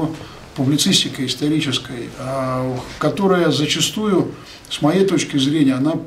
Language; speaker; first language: Russian; native; Russian